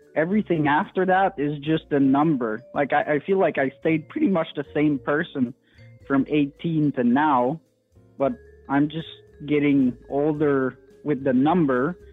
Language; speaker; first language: English; non-native, fluent; French